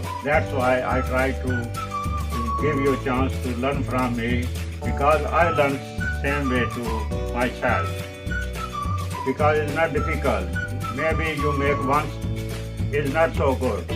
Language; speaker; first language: English; non-native, learner; Punjabi